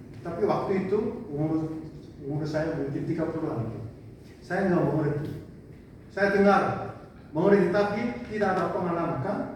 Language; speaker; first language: Indonesian; non-native, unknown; Korean